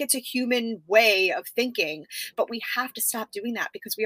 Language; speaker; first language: English; native; English